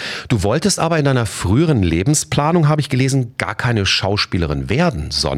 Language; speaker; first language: German; native; German